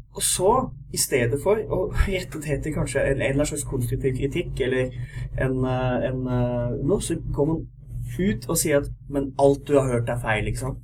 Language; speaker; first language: Norwegian; native; Norwegian